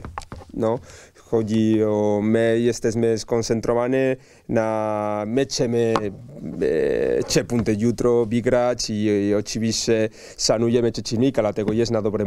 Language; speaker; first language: Polish; non-native, learner; Spanish